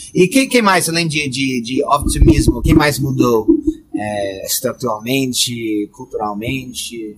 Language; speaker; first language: Portuguese; non-native, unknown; English